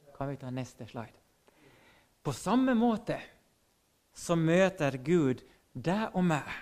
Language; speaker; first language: Norwegian; non-native, fluent; Finnish